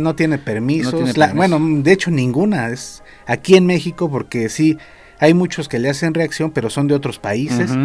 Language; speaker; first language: Spanish; native; Spanish